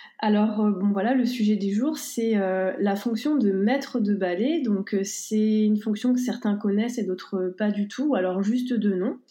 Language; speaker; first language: French; native; French